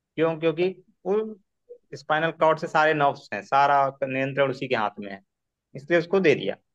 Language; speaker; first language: Hindi; non-native, local second language; Marathi